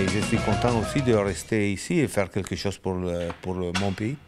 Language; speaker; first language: French; non-native, learner; Italian